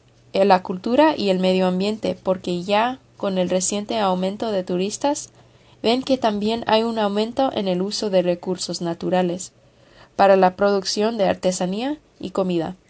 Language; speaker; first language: Spanish; non-native, fluent; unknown